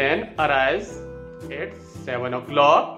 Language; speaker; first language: English; non-native, learner; Hindi